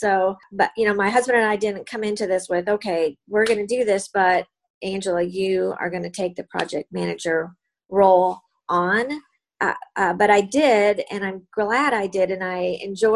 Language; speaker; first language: English; native; English